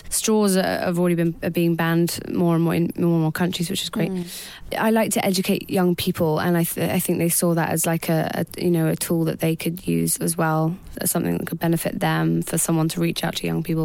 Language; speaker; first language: English; native; English